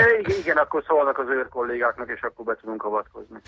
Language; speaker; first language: Hungarian; native; Hungarian